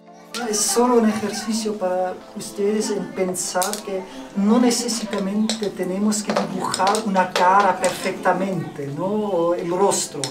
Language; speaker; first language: Spanish; non-native, fluent; German